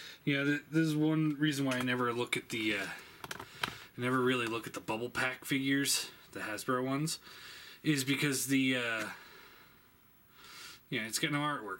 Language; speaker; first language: English; native; English